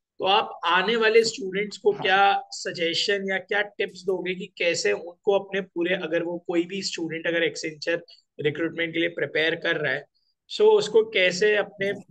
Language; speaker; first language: Hindi; native; Hindi